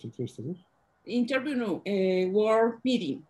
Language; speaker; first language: English; non-native, learner; Spanish